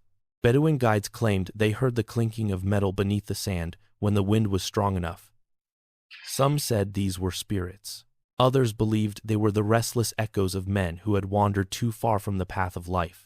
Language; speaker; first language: English; native; English